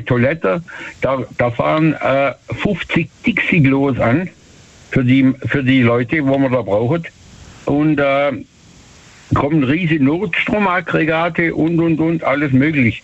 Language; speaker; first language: German; native; German